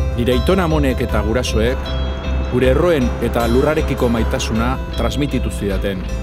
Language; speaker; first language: Basque; non-native, local second language; Spanish